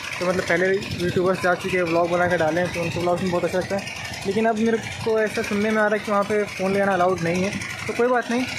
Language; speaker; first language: Hindi; native; Hindi